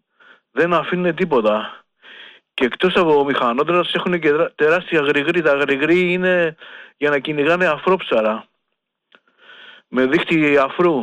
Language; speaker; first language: Greek; native; Greek